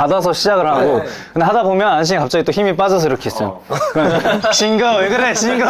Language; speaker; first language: Korean; native; Korean